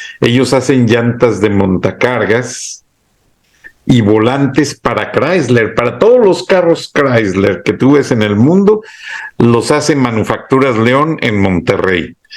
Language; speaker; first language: Spanish; native; Spanish